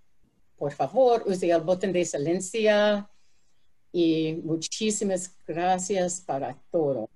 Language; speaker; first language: Spanish; non-native, fluent; English